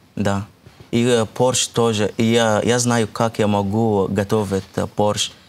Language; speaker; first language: Russian; non-native, fluent; Arabic